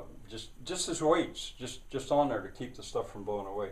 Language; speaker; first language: English; native; English